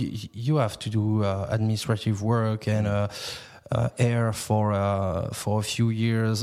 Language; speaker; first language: English; non-native, fluent; French